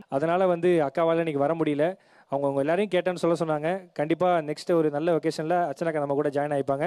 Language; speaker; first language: Tamil; native; Tamil